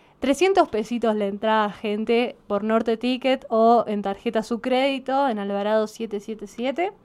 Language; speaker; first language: Spanish; native; Spanish